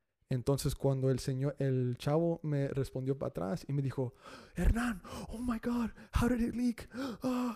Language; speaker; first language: Spanish; early bilingual, heritage; Spanish